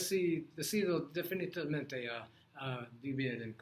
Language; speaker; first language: Portuguese; non-native, learner; English